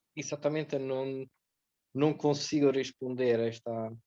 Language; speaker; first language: Portuguese; non-native, fluent; Italian